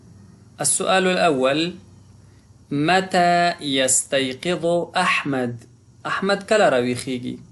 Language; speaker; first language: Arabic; non-native, fluent; Pashto